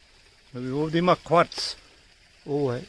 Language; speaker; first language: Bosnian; early bilingual, heritage; Bosnian